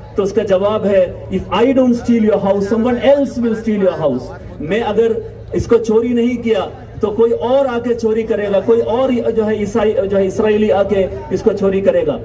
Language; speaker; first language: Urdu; non-native, local second language; Malayalam